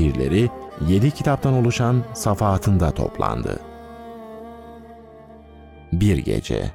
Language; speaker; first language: Turkish; native; Turkish